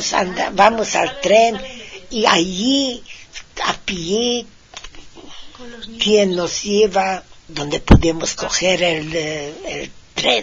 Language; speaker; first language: Spanish; non-native, fluent; Hungarian